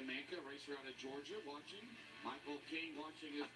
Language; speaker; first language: English; native; English